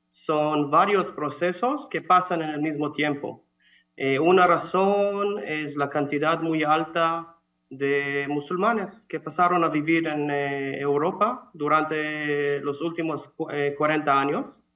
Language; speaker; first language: Spanish; non-native, fluent; Hebrew